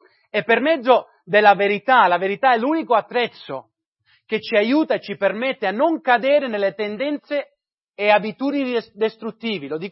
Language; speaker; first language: Italian; non-native, fluent; English